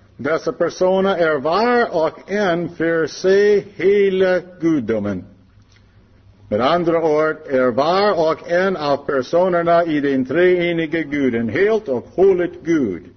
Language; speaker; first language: Swedish; non-native, learner; English